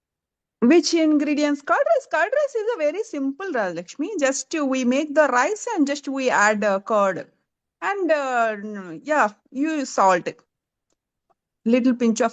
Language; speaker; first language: English; non-native, learner; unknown